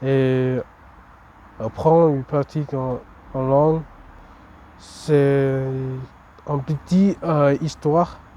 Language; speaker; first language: French; non-native, learner; English